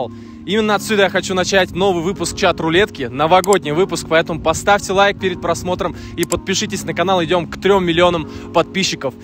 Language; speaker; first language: Russian; native; Russian